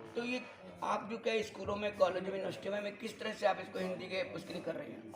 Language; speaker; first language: Hindi; native; Hindi